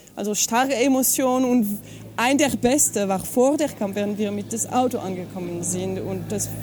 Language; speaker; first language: German; non-native, fluent; French